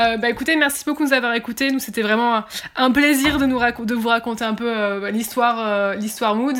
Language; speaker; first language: French; native; French